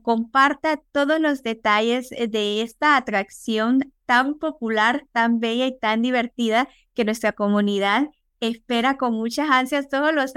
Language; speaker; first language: Spanish; native; Spanish